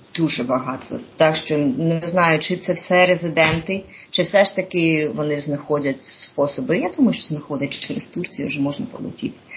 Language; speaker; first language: Ukrainian; native; Ukrainian